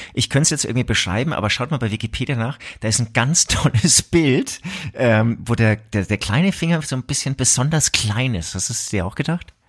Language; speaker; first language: German; native; German